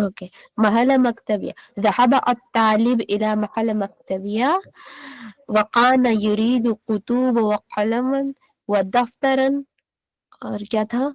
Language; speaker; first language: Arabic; non-native, learner; Hindi